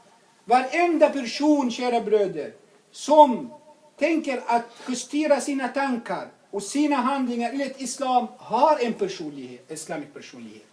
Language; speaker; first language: Swedish; non-native, fluent; Arabic